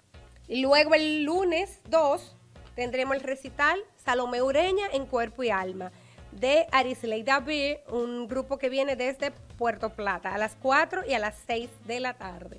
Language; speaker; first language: Spanish; native; Spanish